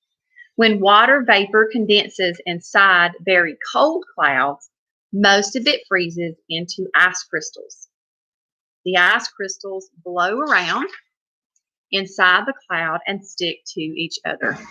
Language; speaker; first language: English; native; English